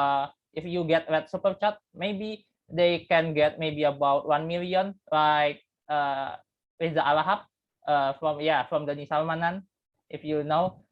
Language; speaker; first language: English; non-native, learner; Indonesian